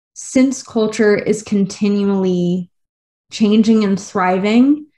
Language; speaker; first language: English; native; English